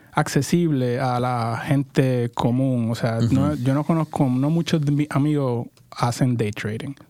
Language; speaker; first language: Spanish; native; Spanish